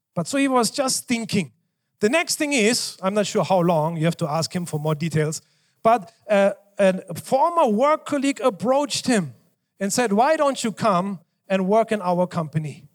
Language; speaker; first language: English; non-native, fluent; German